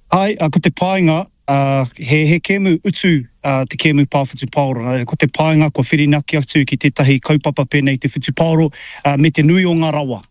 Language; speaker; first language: Māori; native; Māori